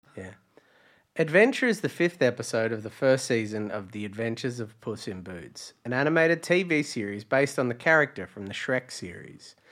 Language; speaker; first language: English; native; English